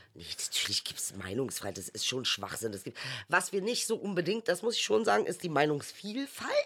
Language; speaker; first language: German; early bilingual, other home language; Turkish